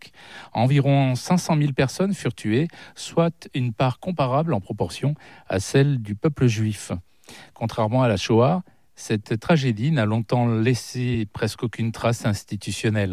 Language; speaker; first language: French; native; French